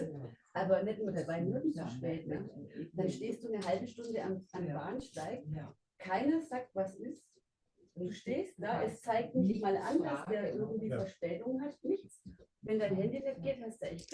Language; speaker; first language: German; native; German